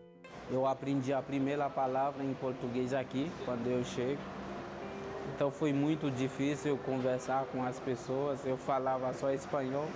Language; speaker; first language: Portuguese; non-native, fluent; Spanish